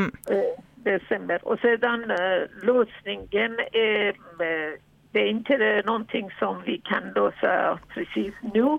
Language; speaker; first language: Swedish; non-native, fluent; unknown